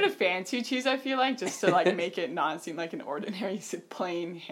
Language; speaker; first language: English; native; English